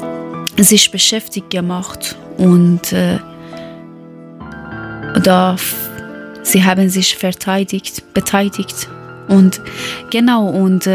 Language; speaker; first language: German; non-native, learner; Persian